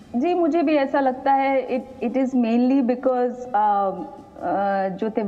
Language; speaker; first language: Hindi; native; Hindi